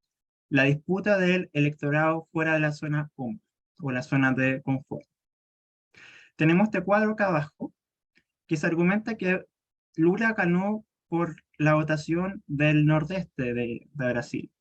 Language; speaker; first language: Spanish; native; Spanish